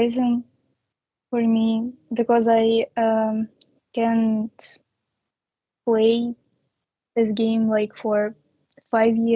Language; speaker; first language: English; non-native, learner; Russian